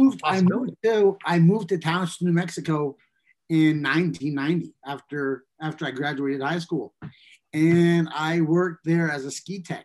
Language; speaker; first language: English; native; English